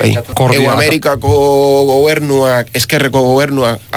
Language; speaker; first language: Basque; non-native, learner; Spanish